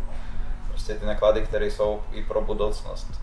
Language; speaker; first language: Czech; non-native, fluent; Russian